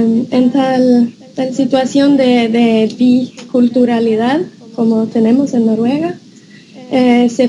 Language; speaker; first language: Spanish; non-native, fluent; Norwegian